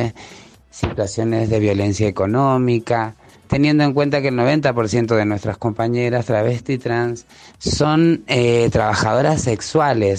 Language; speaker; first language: Spanish; native; Spanish